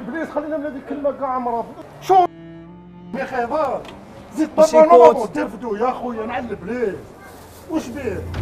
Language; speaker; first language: Arabic; native; Arabic